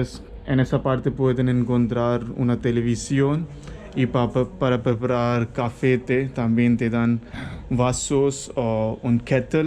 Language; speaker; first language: Spanish; non-native, learner; Hindi